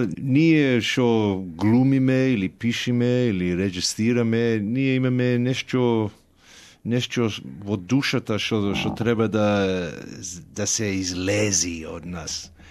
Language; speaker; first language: Macedonian; early bilingual, heritage; Macedonian